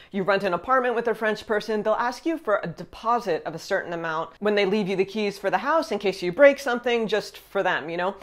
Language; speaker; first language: English; native; English